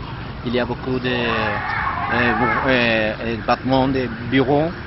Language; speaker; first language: French; non-native, learner; Spanish